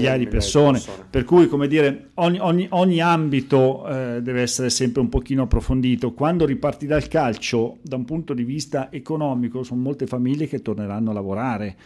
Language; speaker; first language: Italian; native; Italian